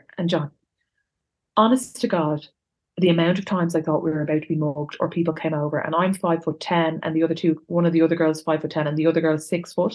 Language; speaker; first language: English; native; English